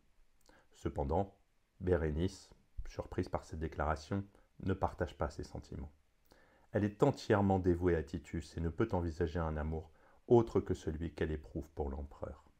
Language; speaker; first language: French; native; French